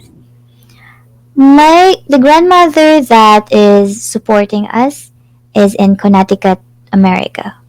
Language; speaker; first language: English; non-native, fluent; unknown